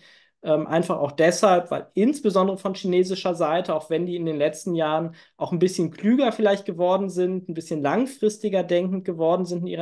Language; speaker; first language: German; native; German